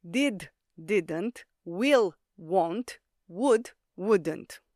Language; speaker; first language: English; non-native, fluent; Romanian